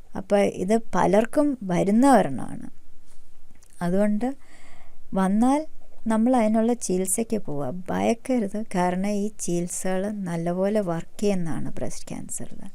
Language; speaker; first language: Malayalam; early bilingual, heritage; Malayalam